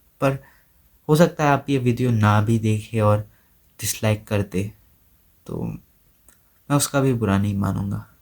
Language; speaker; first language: Hindi; non-native, local second language; Assamese